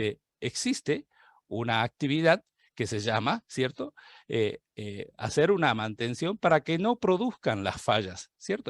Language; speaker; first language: Spanish; native; Spanish